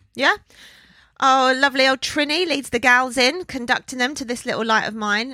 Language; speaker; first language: English; native; English